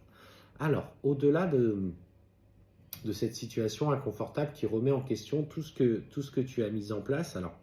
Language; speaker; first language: French; native; French